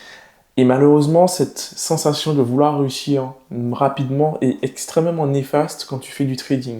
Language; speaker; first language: French; native; French